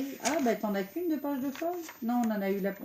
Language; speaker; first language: French; native; French